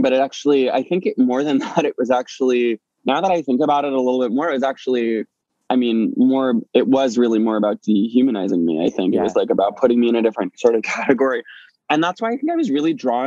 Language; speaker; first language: English; native; English